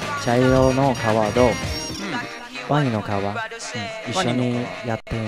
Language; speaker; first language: Japanese; non-native, fluent; Chinese